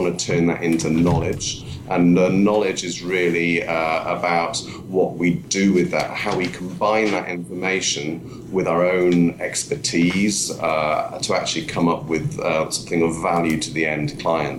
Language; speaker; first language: English; native; English